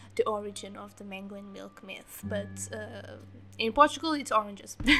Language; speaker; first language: English; non-native, fluent; Portuguese